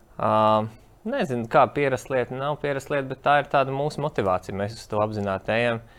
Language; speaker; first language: Latvian; native; Latvian